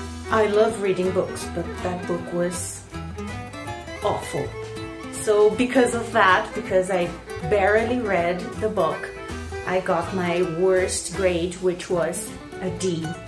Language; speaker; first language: English; non-native, fluent; Portuguese